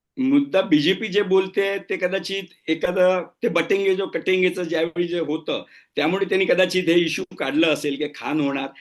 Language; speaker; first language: Marathi; non-native, local second language; Gujarati